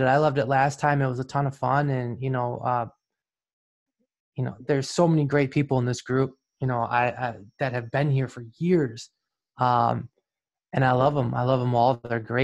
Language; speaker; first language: English; native; English